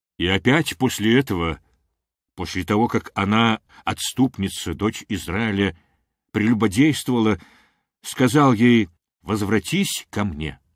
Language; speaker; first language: Russian; non-native, local second language; Armenian